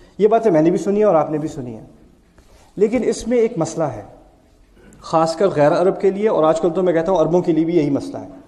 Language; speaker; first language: Urdu; early bilingual, heritage; Urdu